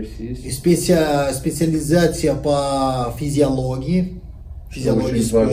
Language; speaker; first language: Russian; non-native, learner; Portuguese